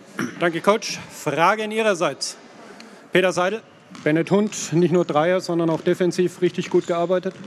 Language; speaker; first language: German; native; German